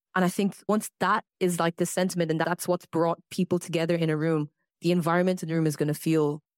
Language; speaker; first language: English; native; English